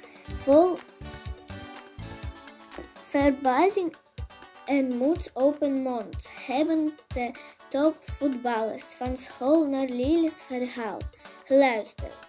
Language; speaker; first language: Dutch; non-native, learner; Russian